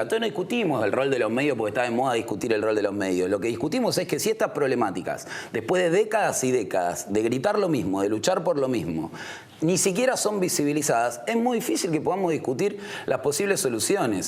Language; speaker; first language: Spanish; native; Spanish